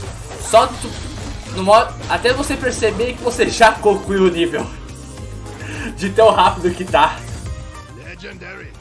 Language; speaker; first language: Portuguese; native; Portuguese